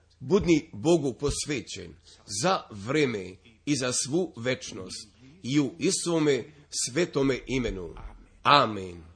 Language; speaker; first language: Serbian; early bilingual, heritage; Serbian